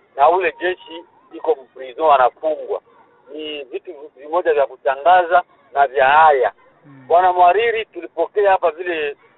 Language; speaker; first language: Swahili; native; Swahili